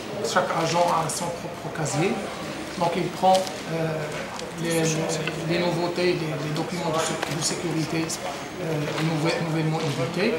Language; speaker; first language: French; non-native, local second language; Arabic